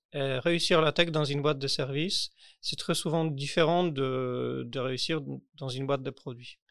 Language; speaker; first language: French; non-native, fluent; Polish